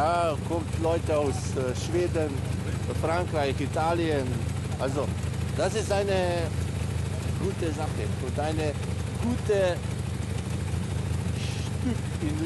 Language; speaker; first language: German; non-native, learner; Slovenian